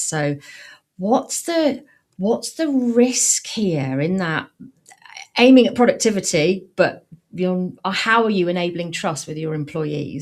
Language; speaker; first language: English; native; English